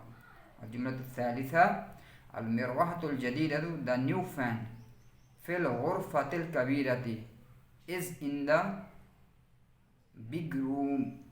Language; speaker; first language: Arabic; non-native, fluent; Urdu